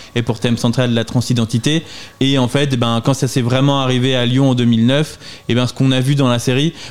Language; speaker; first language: French; native; French